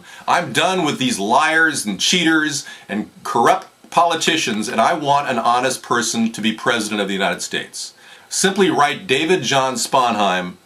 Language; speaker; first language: English; native; English